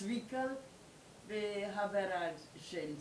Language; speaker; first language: Hebrew; non-native, learner; German